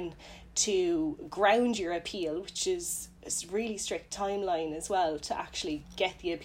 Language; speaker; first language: English; native; English